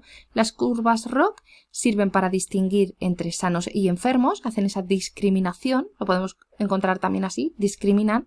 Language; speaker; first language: Spanish; native; Spanish